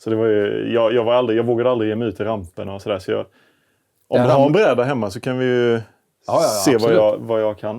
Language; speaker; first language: Swedish; native; Swedish